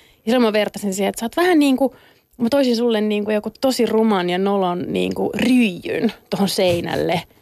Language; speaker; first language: Finnish; native; Finnish